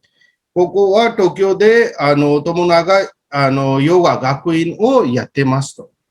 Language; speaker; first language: Japanese; non-native, fluent; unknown